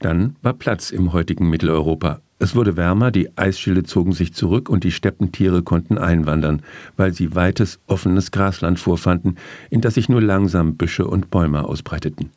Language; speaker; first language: German; native; German